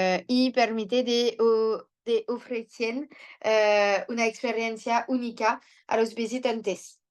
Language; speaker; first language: Spanish; non-native, learner; French